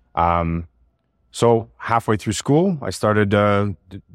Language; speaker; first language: English; native; English